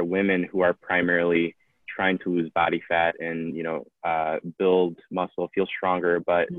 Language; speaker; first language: English; native; English